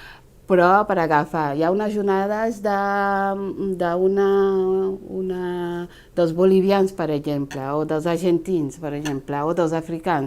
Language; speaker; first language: Catalan; non-native, fluent; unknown